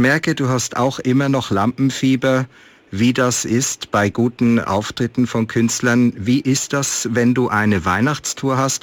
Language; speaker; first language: German; native; German